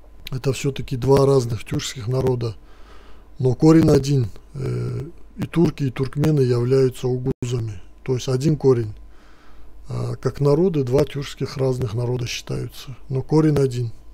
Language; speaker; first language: Russian; non-native, local second language; Turkish